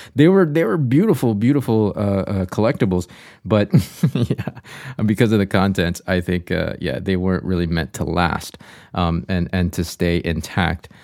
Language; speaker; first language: English; native; English